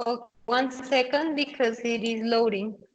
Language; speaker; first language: English; non-native, fluent; Spanish